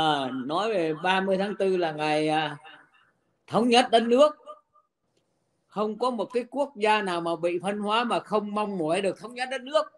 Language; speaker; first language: Vietnamese; native; Vietnamese